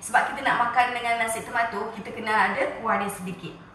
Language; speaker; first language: Malay; non-native, local second language; Tamil